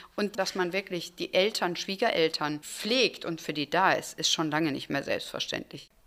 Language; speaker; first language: German; early bilingual, other home language; Turkish